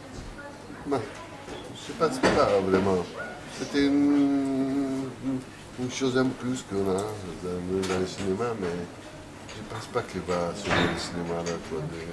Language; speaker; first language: French; non-native, fluent; Italian